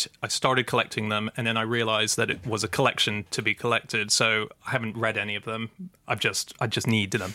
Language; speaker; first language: English; native; English